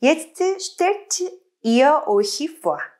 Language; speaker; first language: German; non-native, learner; Korean